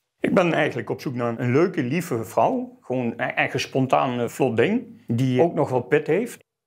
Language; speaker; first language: Dutch; native; Dutch